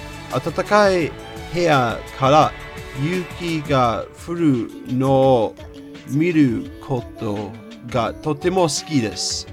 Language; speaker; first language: Japanese; non-native, learner; English